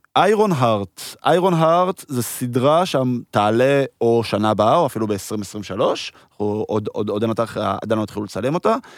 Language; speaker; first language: Hebrew; early bilingual, heritage; Hebrew